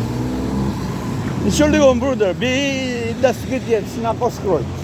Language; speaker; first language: German; non-native, learner; Filipino